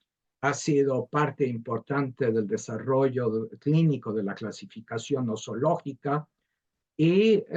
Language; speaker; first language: Spanish; native; Spanish